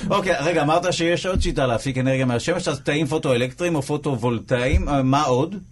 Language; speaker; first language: Hebrew; native; Hebrew